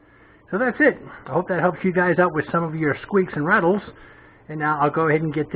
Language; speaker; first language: English; native; English